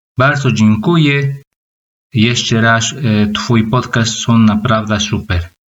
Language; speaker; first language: Polish; non-native, learner; Spanish